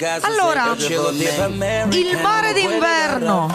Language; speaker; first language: Italian; native; Italian